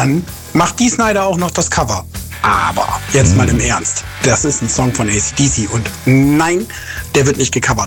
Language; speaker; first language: German; native; German